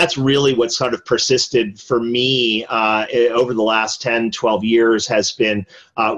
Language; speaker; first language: English; native; English